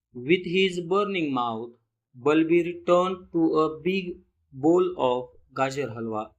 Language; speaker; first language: English; non-native, local second language; Marathi